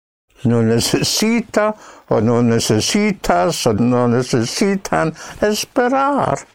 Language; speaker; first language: Spanish; non-native, fluent; English